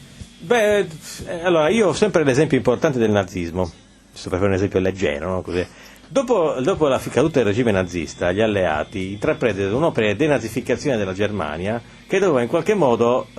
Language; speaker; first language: Italian; native; Italian